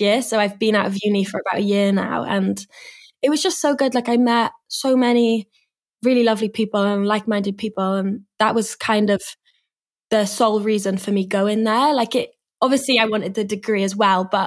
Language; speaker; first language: English; native; English